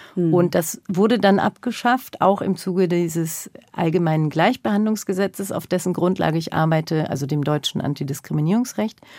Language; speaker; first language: German; early bilingual, other home language; Turkish